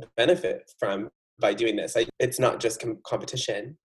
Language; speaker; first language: English; native; English